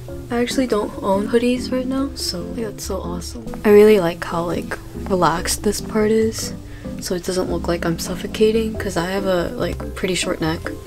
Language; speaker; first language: English; early bilingual, other home language; Japanese